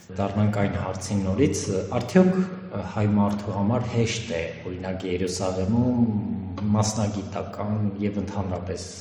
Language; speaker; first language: Armenian; native; Armenian